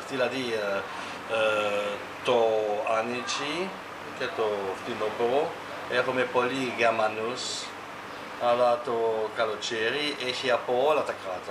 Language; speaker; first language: Greek; non-native, fluent; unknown